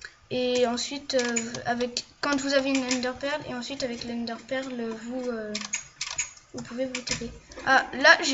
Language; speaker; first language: French; native; French